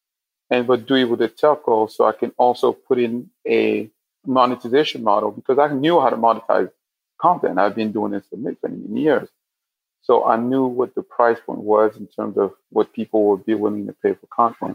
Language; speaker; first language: English; non-native, local second language; French